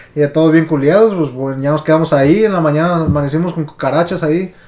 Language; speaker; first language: Spanish; early bilingual, heritage; Spanish